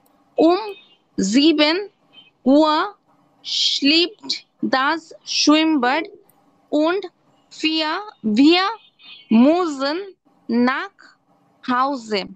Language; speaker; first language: German; non-native, learner; Bangla